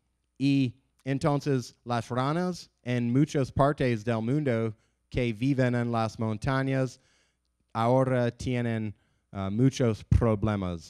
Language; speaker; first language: Spanish; non-native, learner; English